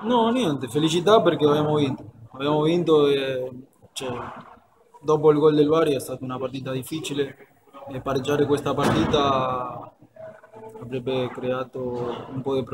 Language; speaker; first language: Italian; non-native, fluent; Spanish